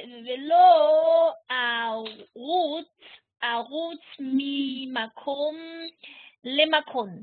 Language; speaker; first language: Hebrew; non-native, learner; German